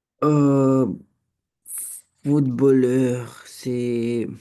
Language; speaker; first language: French; non-native, learner; Romanian